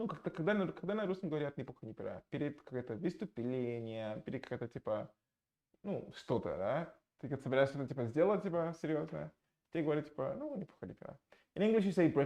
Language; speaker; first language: Russian; non-native, fluent; English